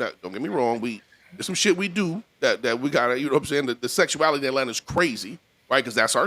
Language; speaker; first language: English; native; English